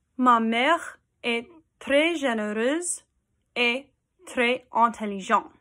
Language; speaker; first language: French; non-native, learner; English